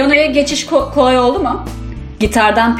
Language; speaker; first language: Turkish; native; Turkish